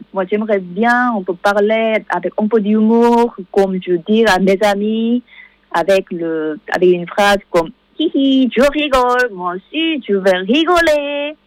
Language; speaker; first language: French; non-native, learner; Korean